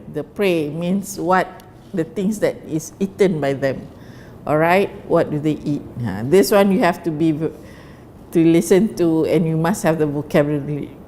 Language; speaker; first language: English; non-native, local second language; Malay